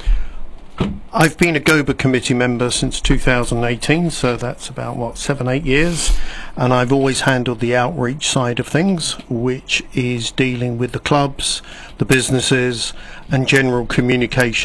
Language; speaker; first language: English; native; English